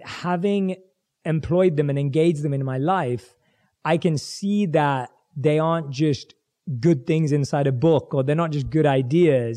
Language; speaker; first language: English; native; English